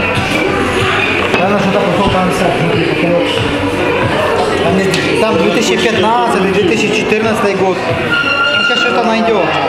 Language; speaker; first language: Russian; native; Russian